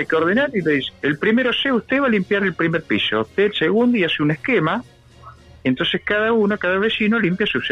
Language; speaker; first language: Spanish; native; Spanish